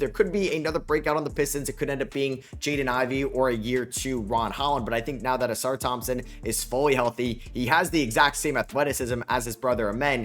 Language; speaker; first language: English; native; English